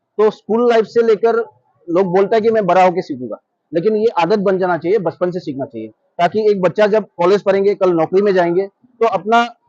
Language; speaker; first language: Hindi; non-native, local second language; Bangla